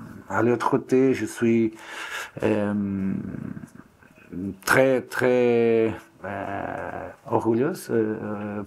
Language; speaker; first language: French; non-native, learner; Portuguese